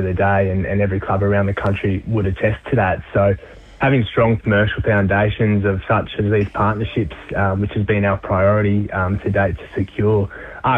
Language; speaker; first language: English; native; English